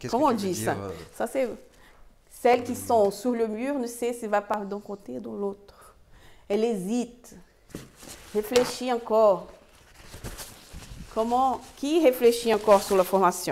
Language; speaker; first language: French; non-native, fluent; Portuguese